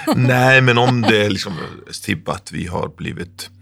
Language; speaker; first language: Swedish; non-native, fluent; Icelandic